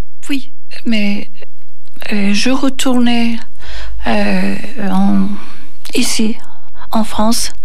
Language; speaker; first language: French; non-native, fluent; Turkish